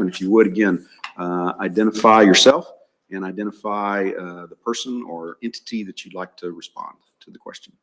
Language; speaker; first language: English; native; English